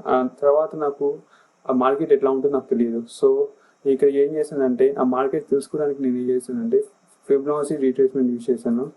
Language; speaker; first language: Telugu; non-native, local second language; Urdu